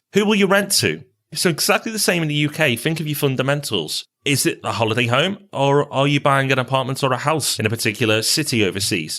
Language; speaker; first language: English; native; English